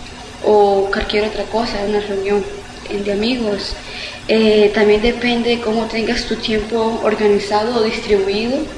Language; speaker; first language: Spanish; early bilingual, heritage; Spanish